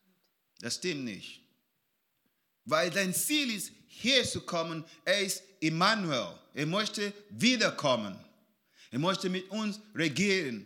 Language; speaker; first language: German; non-native, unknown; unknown